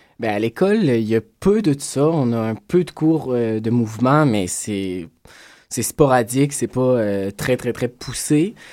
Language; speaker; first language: French; native; French